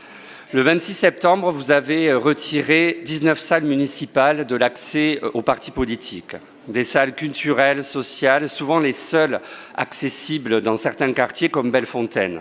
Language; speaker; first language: French; native; French